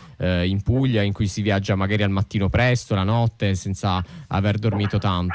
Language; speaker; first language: Italian; native; Italian